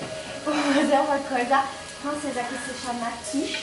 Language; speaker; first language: Portuguese; non-native, fluent; French